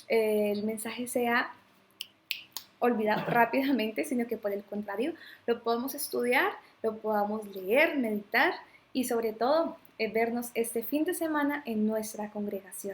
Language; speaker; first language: Spanish; native; Spanish